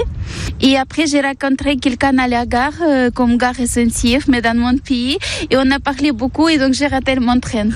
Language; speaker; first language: French; non-native, learner; Ukrainian